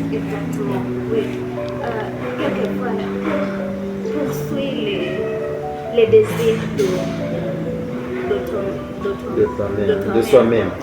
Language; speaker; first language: French; non-native, learner; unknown